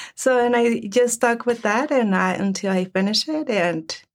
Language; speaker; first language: English; early bilingual, other home language; Spanish